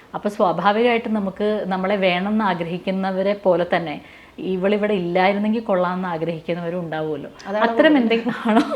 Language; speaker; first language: Malayalam; native; Malayalam